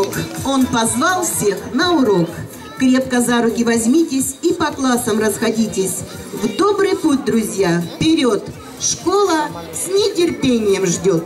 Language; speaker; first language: Russian; native; Russian